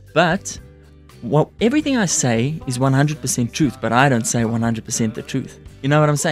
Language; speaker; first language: English; non-native, local second language; Afrikaans